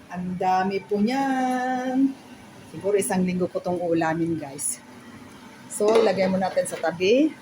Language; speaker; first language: Filipino; native; Filipino